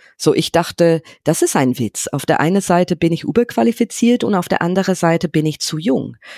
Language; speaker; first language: German; non-native, fluent; English